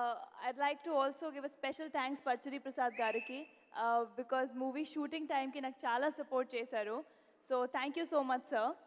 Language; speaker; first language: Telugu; non-native, fluent; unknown